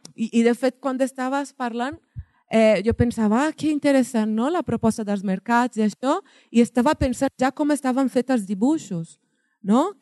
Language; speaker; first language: Catalan; non-native, fluent; Portuguese